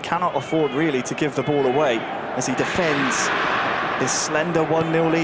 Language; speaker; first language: English; native; English